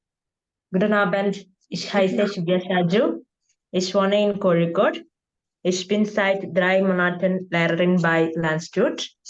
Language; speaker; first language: German; non-native, fluent; Malayalam